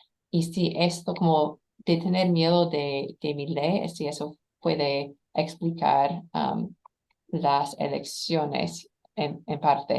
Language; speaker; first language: Spanish; non-native, fluent; English